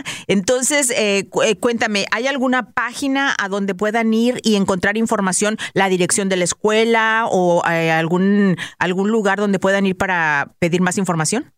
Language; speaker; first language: Spanish; native; Spanish